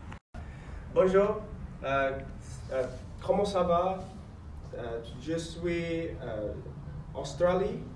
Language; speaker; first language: French; non-native, learner; English